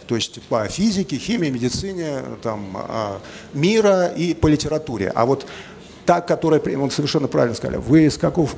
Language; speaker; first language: Russian; native; Russian